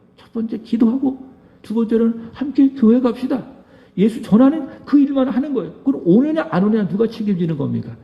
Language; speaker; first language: Korean; native; Korean